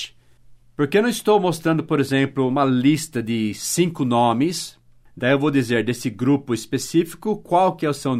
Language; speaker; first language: Portuguese; non-native, fluent; English